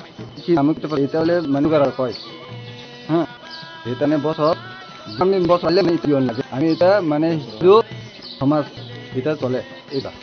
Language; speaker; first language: Bangla; non-native, local second language; Kok Borok